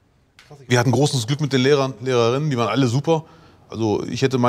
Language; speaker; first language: German; early bilingual, other home language; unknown